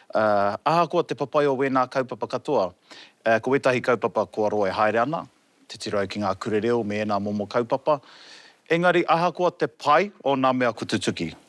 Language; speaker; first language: Māori; non-native, local second language; English